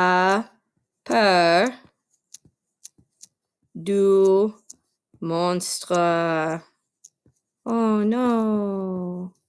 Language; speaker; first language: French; non-native, fluent; English